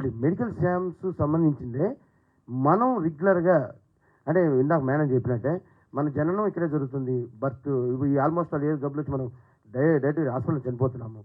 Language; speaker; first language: Telugu; native; Telugu